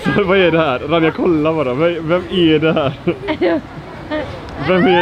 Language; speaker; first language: Swedish; native; Swedish